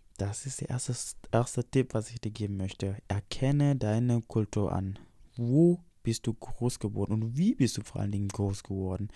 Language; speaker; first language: German; non-native, fluent; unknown